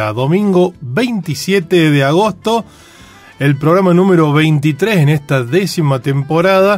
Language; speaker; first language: Spanish; native; Spanish